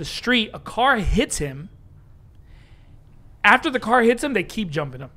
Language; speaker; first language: English; native; English